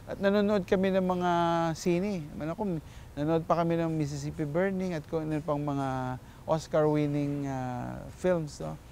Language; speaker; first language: Filipino; native; Filipino